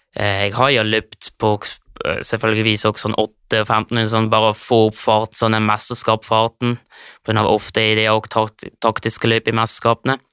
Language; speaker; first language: Norwegian; early bilingual, heritage; Norwegian